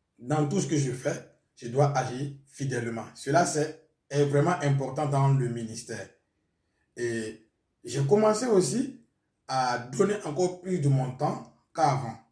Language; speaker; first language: French; non-native, local second language; Mossi